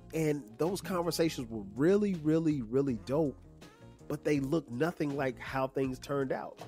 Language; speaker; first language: English; native; English